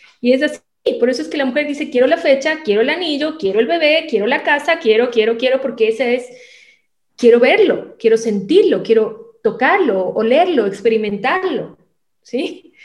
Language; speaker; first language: Spanish; native; Spanish